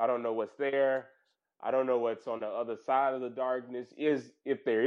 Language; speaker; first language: English; native; English